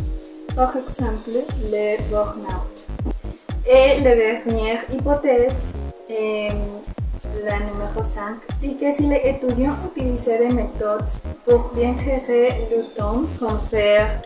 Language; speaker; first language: French; non-native, learner; Spanish